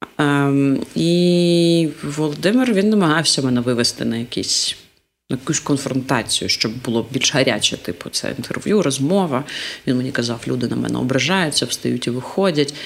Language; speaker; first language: Ukrainian; non-native, local second language; Russian